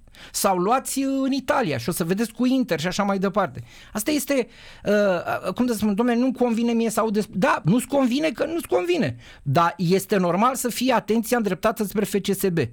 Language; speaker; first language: Romanian; native; Romanian